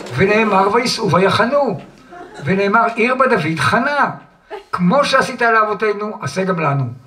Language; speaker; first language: Hebrew; native; Hebrew